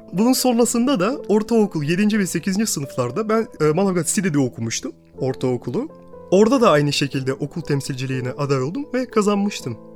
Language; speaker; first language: Turkish; early bilingual, other home language; Russian